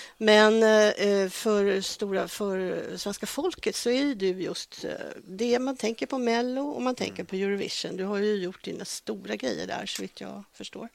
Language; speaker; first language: Swedish; native; Swedish